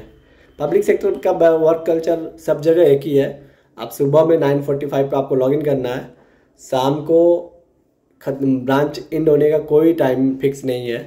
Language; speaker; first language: Hindi; native; Hindi